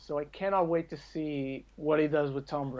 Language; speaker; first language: English; native; English